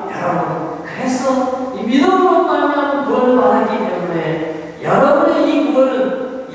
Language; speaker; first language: Korean; native; Korean